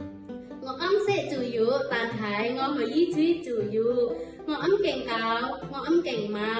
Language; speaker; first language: Cantonese; non-native, learner; Indonesian